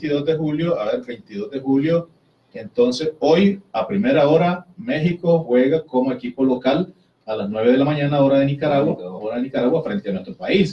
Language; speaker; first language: Spanish; native; Spanish